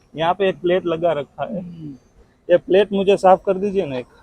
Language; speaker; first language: Hindi; non-native, local second language; Gujarati